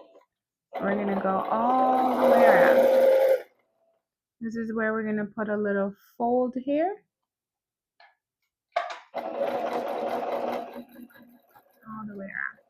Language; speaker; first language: English; native; English